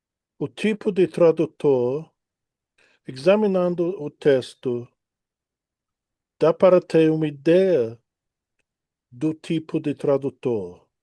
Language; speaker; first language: Portuguese; non-native, fluent; English